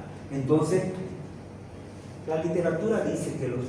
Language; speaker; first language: Spanish; native; Spanish